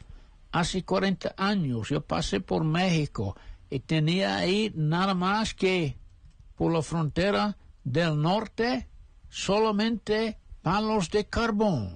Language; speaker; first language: Spanish; non-native, fluent; English